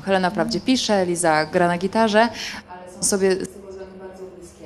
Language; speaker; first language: Polish; native; Polish